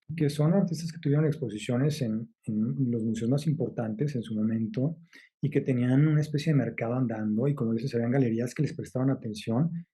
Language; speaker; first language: Spanish; native; Spanish